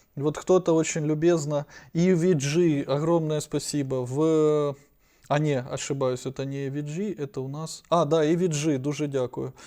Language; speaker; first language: Russian; non-native, local second language; Ukrainian